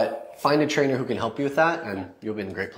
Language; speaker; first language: English; native; English